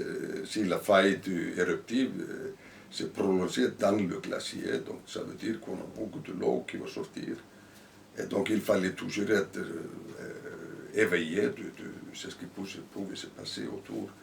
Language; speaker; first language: French; non-native, fluent; Icelandic